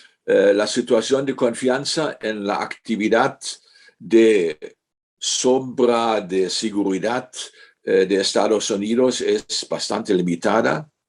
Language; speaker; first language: Spanish; non-native, fluent; German